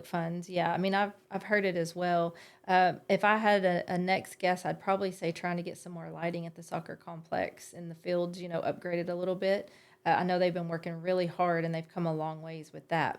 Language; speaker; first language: English; native; English